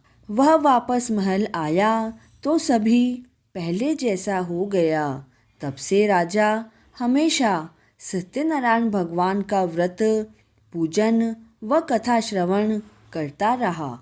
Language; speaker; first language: Hindi; native; Hindi